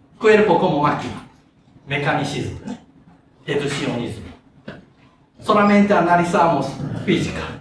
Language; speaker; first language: Spanish; non-native, learner; Japanese